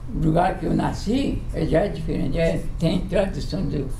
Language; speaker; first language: Portuguese; non-native, fluent; Japanese